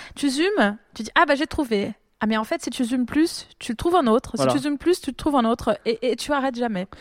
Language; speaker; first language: French; non-native, fluent; Portuguese